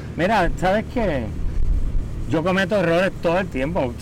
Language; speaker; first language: Spanish; native; Spanish